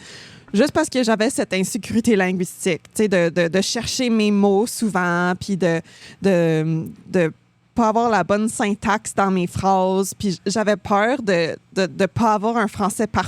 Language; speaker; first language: French; native; French